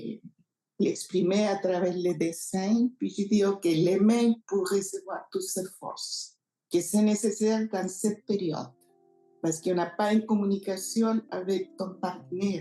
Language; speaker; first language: French; non-native, fluent; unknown